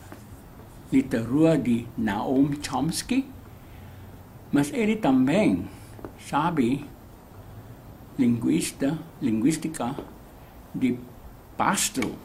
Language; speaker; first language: Portuguese; non-native, learner; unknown